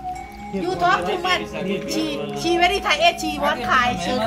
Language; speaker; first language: English; non-native, learner; Thai